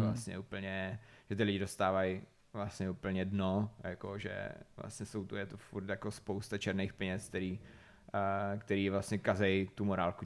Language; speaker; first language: Czech; native; Czech